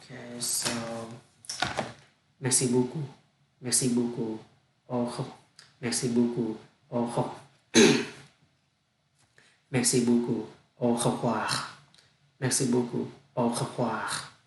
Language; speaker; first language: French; non-native, learner; Vietnamese